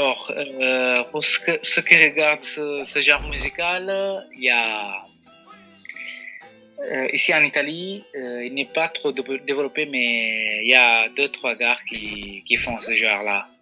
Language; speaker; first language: French; non-native, fluent; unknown